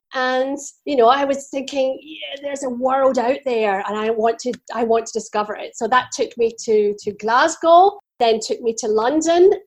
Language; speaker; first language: English; native; English